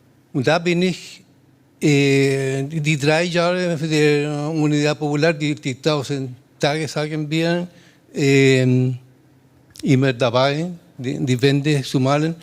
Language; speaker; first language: German; non-native, learner; Spanish